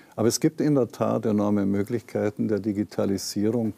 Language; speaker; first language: German; native; German